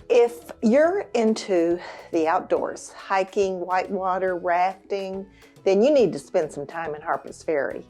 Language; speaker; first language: English; native; English